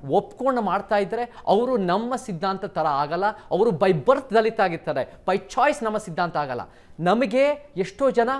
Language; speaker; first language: Kannada; early bilingual, heritage; Kannada